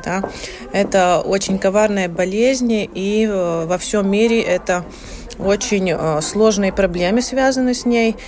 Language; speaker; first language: Russian; non-native, local second language; Latvian